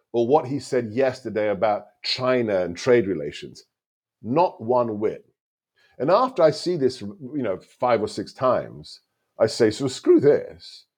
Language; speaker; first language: English; non-native, local second language; Hungarian